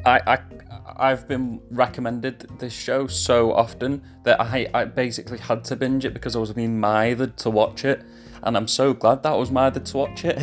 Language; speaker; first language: English; native; English